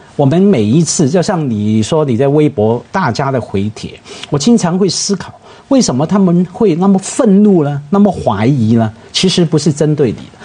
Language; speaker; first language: Chinese; non-native, local second language; Cantonese